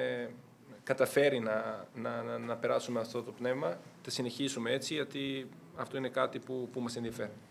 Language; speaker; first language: Greek; non-native, fluent; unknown